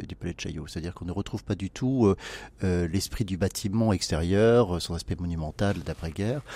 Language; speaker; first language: French; native; French